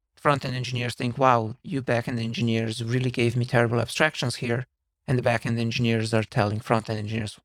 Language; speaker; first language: English; non-native, fluent; Slovenian